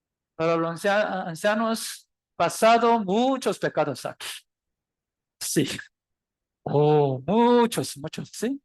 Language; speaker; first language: Spanish; non-native, learner; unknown